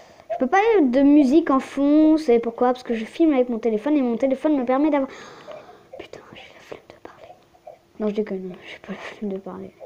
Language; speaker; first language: French; native; French